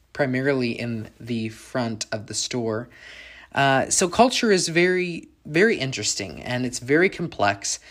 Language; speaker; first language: English; native; English